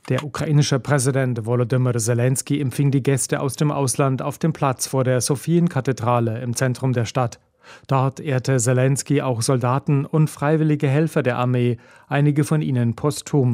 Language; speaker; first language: German; native; German